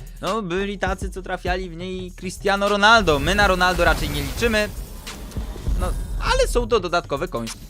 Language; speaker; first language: Polish; native; Polish